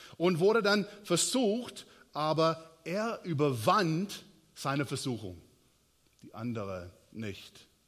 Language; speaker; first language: German; non-native, fluent; English